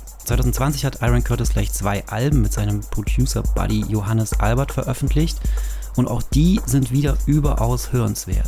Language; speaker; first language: German; native; German